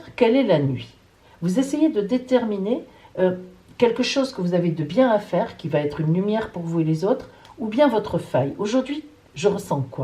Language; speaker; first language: French; native; French